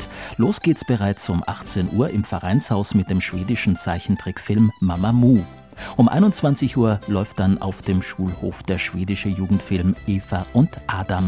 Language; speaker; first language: German; native; German